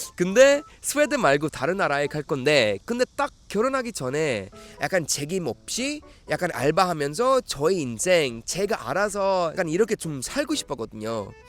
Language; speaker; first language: Korean; non-native, fluent; Swedish